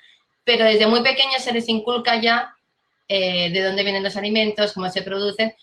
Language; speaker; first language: Spanish; native; Spanish